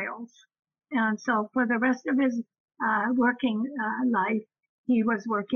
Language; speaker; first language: English; native; English